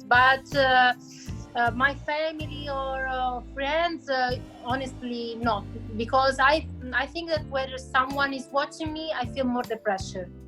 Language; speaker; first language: English; non-native, fluent; Italian